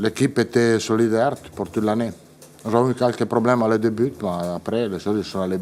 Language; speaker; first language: French; non-native, fluent; Italian